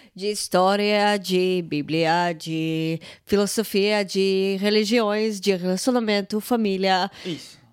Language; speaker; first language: Portuguese; non-native, fluent; Russian